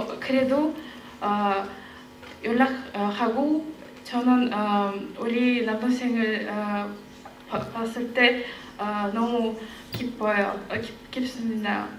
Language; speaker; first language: Korean; non-native, learner; Kazakh